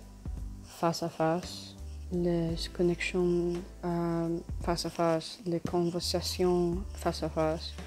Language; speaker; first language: French; non-native, learner; English